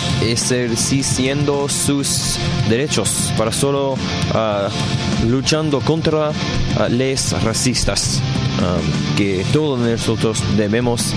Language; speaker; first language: Spanish; non-native, learner; English